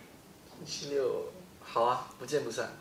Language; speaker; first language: Chinese; non-native, learner; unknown